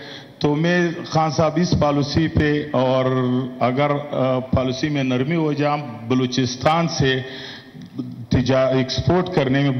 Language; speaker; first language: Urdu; non-native, local second language; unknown